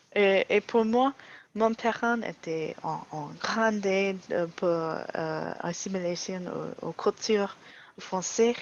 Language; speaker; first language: French; non-native, learner; English